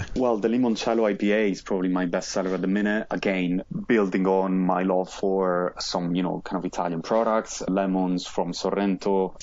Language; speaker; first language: English; non-native, fluent; Italian